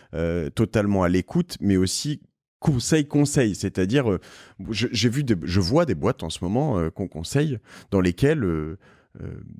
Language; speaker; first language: French; native; French